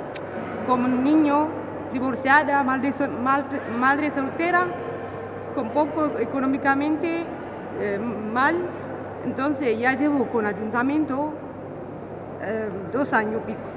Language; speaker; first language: Spanish; non-native, learner; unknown